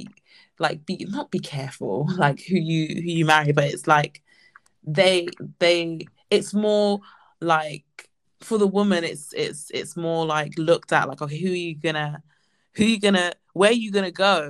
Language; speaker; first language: English; native; English